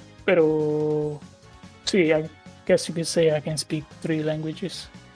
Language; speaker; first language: English; non-native, fluent; Italian